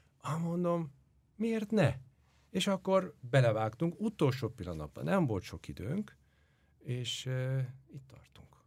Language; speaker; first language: Hungarian; non-native, fluent; Turkish